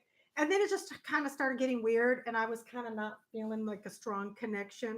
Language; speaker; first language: English; native; English